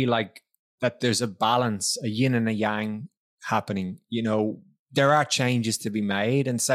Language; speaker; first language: English; native; English